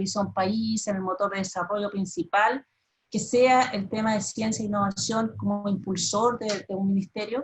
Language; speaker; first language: Spanish; native; Spanish